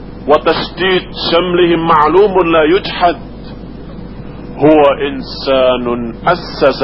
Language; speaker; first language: Arabic; non-native, fluent; Indonesian